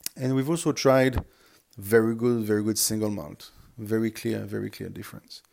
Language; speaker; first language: English; non-native, fluent; French